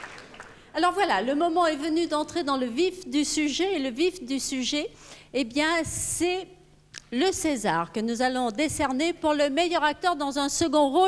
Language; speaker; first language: French; native; French